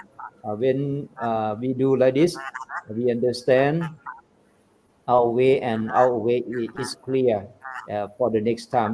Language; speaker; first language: English; non-native, fluent; Thai